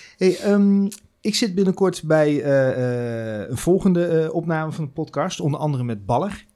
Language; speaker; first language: Dutch; native; Dutch